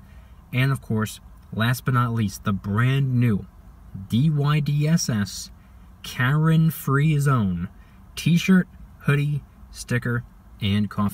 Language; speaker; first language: English; native; English